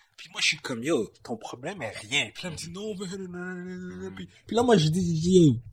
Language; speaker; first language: French; non-native, local second language; English